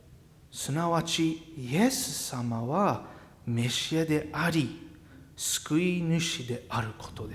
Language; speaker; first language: Japanese; non-native, fluent; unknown